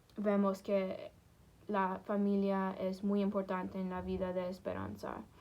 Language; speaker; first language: Spanish; non-native, fluent; English